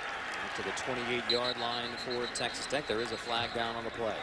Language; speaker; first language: English; native; English